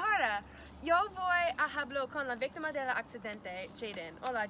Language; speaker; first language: Spanish; non-native, learner; English